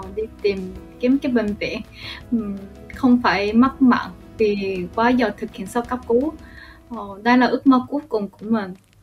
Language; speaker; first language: Vietnamese; early bilingual, other home language; Korean